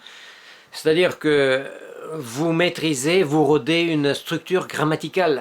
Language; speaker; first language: French; non-native, fluent; Russian